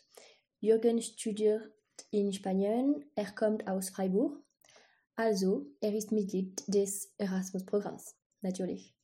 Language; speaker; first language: German; non-native, learner; French